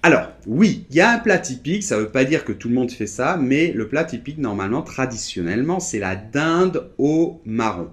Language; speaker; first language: French; native; French